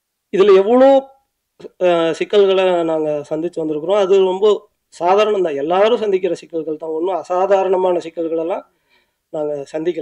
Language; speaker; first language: Tamil; native; Tamil